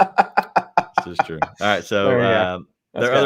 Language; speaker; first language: English; native; English